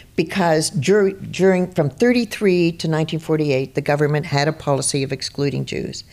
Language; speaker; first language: English; native; English